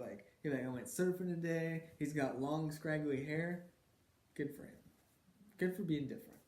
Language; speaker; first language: English; native; English